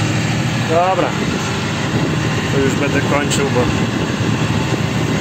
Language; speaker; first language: Polish; native; Polish